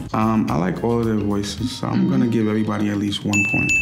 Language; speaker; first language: English; native; English